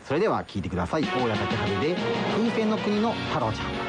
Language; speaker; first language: Japanese; native; Japanese